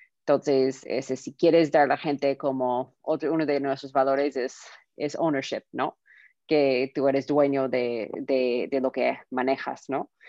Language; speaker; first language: Spanish; non-native, fluent; English